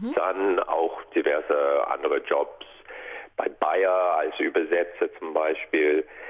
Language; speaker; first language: German; non-native, fluent; English